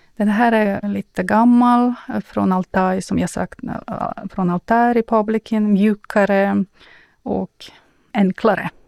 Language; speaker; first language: Swedish; non-native, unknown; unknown